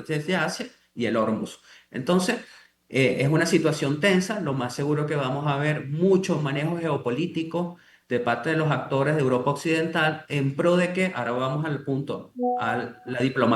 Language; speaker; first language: Spanish; native; Spanish